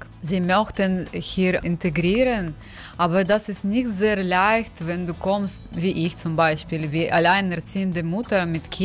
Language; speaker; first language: German; non-native, learner; Ukrainian